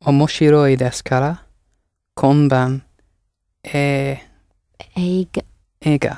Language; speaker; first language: Japanese; non-native, learner; English